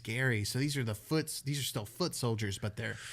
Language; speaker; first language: English; native; English